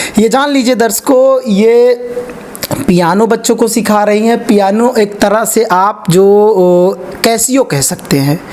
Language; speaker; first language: Hindi; native; Hindi